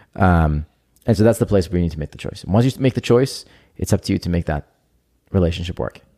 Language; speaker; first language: English; non-native, fluent; Hebrew